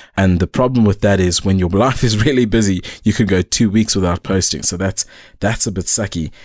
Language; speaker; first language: English; native; English